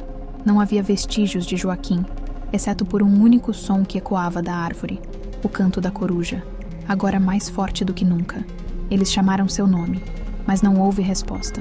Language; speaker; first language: Portuguese; native; Portuguese